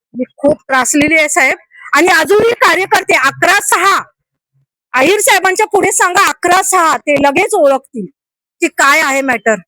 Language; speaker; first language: Marathi; native; Marathi